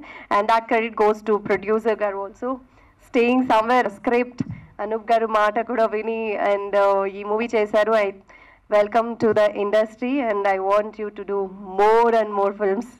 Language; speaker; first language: Telugu; non-native, fluent; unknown